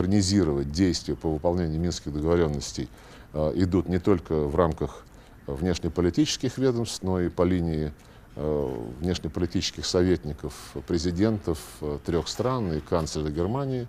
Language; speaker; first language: Russian; native; Russian